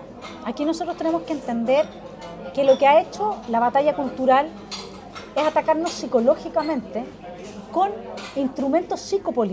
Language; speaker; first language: Spanish; native; Spanish